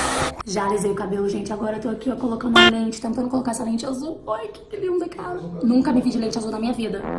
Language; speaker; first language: Portuguese; native; Portuguese